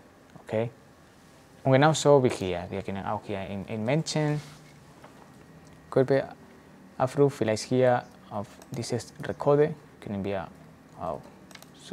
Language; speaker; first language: German; non-native, learner; Spanish